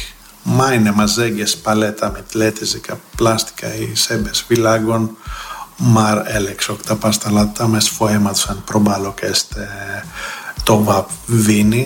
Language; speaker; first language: Hungarian; non-native, learner; Greek